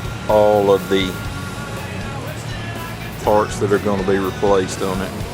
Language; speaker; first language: English; native; English